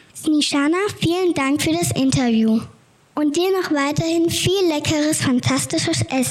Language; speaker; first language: German; native; German